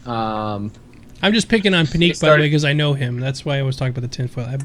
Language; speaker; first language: English; native; English